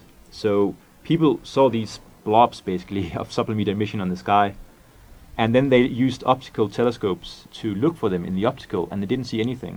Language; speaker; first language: English; non-native, fluent; Danish